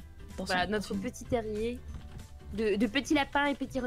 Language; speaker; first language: French; native; French